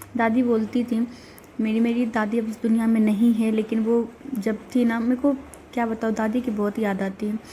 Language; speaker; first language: Hindi; native; Hindi